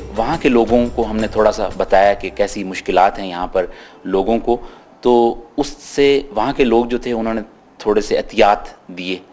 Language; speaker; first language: Urdu; non-native, local second language; Punjabi